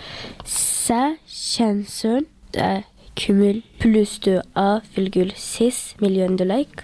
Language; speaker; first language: French; early bilingual, other home language; Turkish